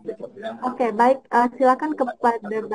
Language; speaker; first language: Indonesian; native; Indonesian